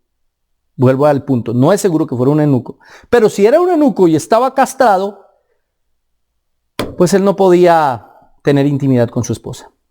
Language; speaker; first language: Spanish; native; Spanish